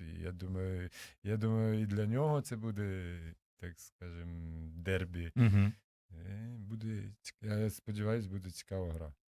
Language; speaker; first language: Ukrainian; non-native, local second language; Russian